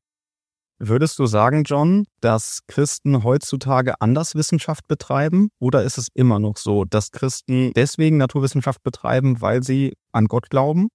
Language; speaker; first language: German; native; German